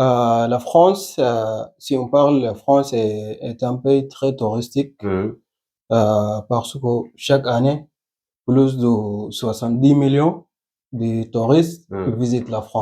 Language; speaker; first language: French; non-native, learner; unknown